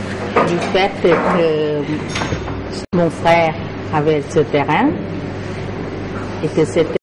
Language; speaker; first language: French; non-native, fluent; Lao